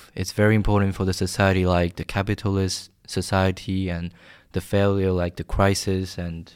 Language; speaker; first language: English; non-native, fluent; Chinese